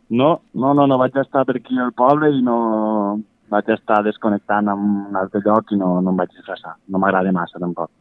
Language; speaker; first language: Catalan; native; Catalan